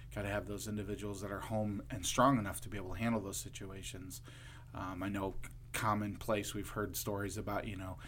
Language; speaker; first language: English; native; English